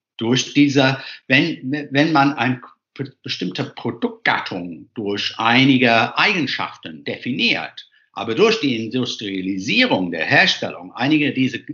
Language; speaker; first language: German; non-native, fluent; English